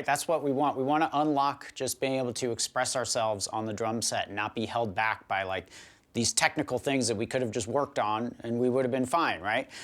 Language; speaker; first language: English; native; English